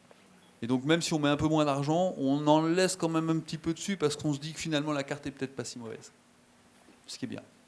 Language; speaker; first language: French; native; French